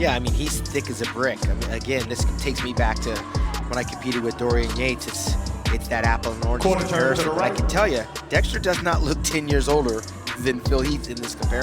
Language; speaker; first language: English; native; English